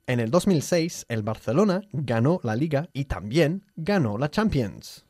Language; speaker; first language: Spanish; non-native, fluent; English